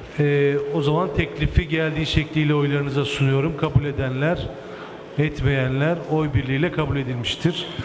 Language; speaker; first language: Turkish; native; Turkish